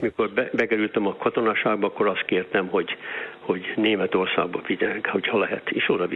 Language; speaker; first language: Hungarian; early bilingual, heritage; Hungarian